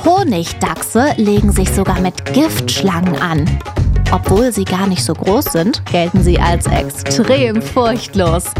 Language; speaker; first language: German; native; German